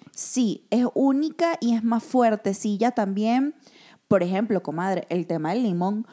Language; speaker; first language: Spanish; native; Spanish